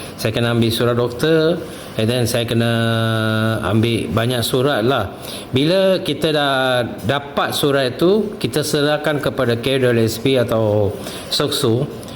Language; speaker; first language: Malay; non-native, local second language; Tamil